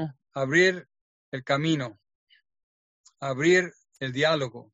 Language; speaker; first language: Spanish; non-native, fluent; English